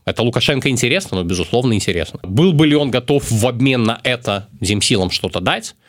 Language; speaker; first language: Russian; native; Russian